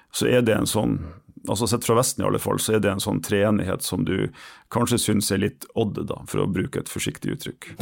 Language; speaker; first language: Norwegian; native; Norwegian